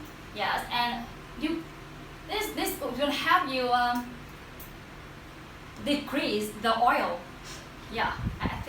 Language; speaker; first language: English; non-native, learner; Vietnamese